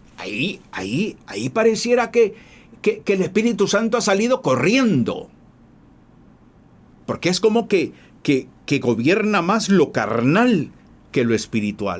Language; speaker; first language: Spanish; native; Spanish